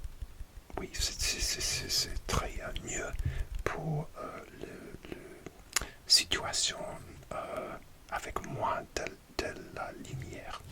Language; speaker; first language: French; non-native, learner; English